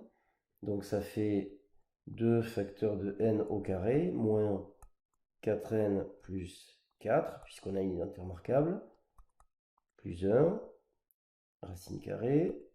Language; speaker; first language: French; native; French